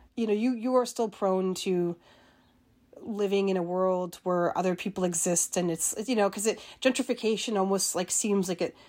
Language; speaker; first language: English; native; English